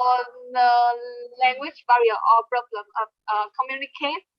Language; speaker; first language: English; non-native, learner; Vietnamese